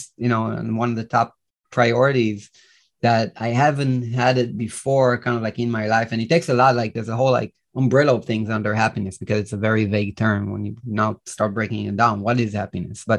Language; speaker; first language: English; non-native, fluent; Hebrew